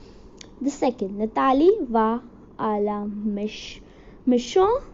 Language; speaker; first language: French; non-native, learner; Hindi